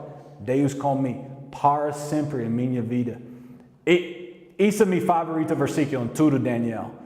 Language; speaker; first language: Portuguese; non-native, learner; English